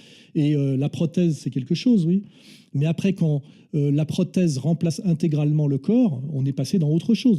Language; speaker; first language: French; native; French